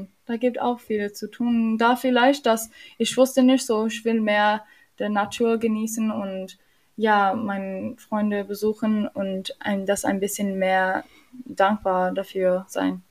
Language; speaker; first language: German; non-native, learner; English